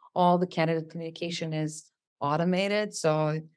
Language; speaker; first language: English; non-native, fluent; Serbian